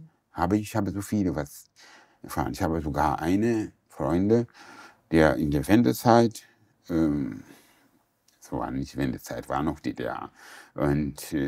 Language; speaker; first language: German; non-native, local second language; Portuguese